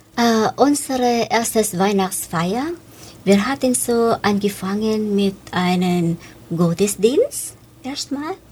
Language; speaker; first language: German; non-native, fluent; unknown